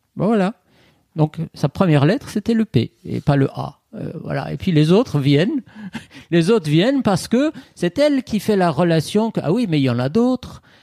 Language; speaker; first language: French; non-native, fluent; Persian